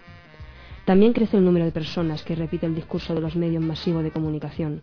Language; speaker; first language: Spanish; native; Spanish